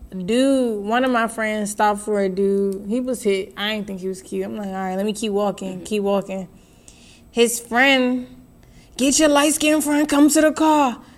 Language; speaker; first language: English; native; English